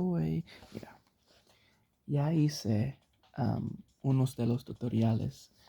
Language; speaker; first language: Spanish; early bilingual, heritage; English